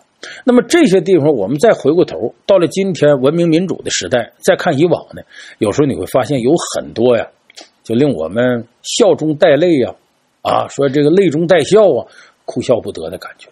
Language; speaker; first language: Chinese; native; Chinese